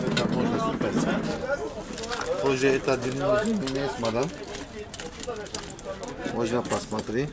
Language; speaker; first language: Russian; non-native, learner; Turkish